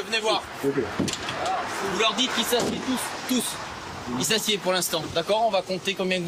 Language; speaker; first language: French; native; French